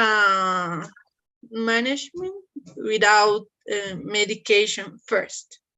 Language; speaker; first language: English; non-native, learner; Spanish